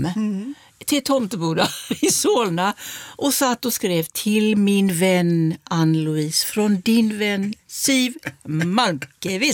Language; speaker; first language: Swedish; native; Swedish